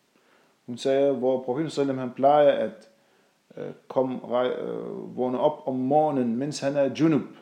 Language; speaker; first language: Danish; non-native, fluent; Arabic